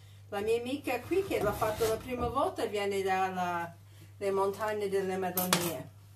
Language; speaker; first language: Italian; non-native, fluent; English